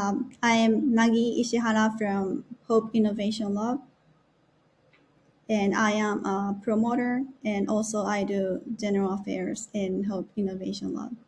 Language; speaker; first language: English; non-native, learner; Japanese